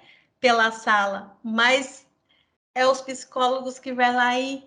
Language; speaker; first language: Portuguese; native; Portuguese